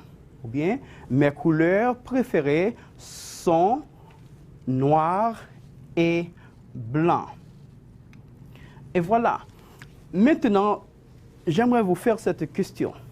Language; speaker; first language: French; non-native, fluent; Spanish